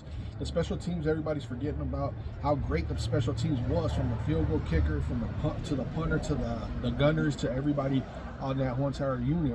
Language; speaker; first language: English; native; English